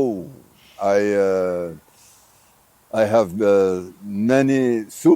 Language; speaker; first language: English; non-native, fluent; Arabic